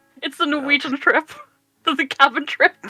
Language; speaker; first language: English; non-native, fluent; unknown